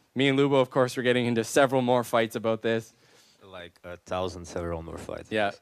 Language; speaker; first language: English; native; English